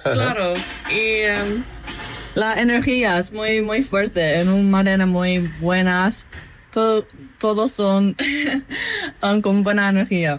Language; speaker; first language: Spanish; non-native, learner; English